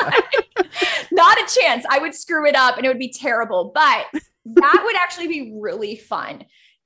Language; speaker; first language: English; early bilingual, other home language; Spanish